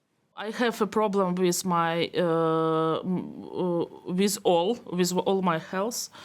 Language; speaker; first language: English; non-native, learner; Belarusian